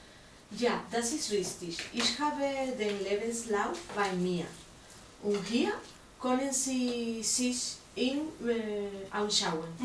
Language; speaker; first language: German; non-native, learner; Spanish